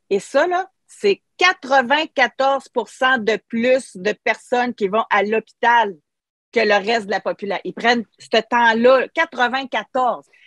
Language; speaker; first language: French; native; French